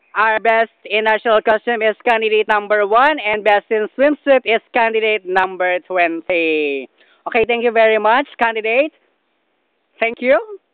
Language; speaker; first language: English; non-native, local second language; Filipino